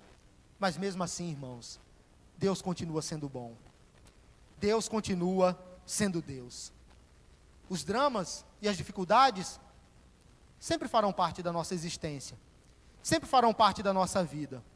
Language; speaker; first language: Portuguese; native; Portuguese